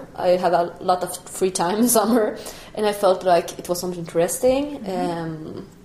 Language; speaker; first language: English; non-native, fluent; Spanish